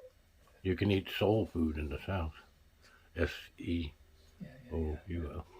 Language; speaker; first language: English; native; English